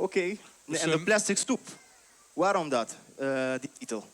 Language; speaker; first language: Dutch; non-native, local second language; Papiamento